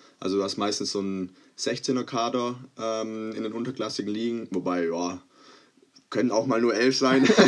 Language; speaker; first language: German; early bilingual, other home language; Croatian